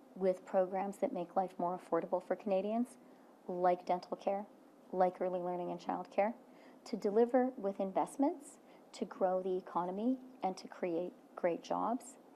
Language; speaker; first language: English; native; English